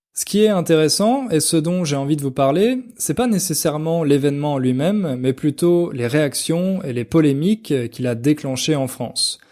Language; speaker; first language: French; native; French